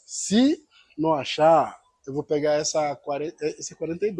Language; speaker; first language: Portuguese; non-native, learner; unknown